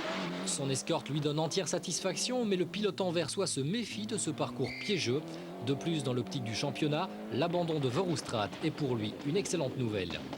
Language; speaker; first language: French; native; French